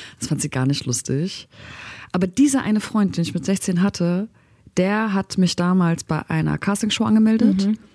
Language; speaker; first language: German; early bilingual, other home language; Turkish